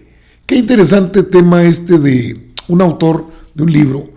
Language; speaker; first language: Spanish; native; Spanish